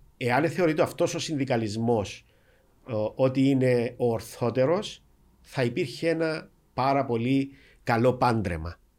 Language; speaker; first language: Greek; native; Greek